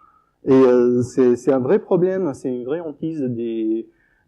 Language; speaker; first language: French; native; French